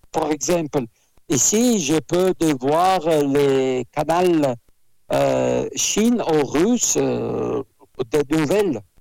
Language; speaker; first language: French; non-native, fluent; Russian